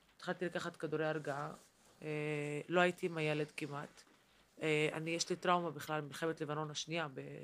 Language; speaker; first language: Hebrew; non-native, local second language; Arabic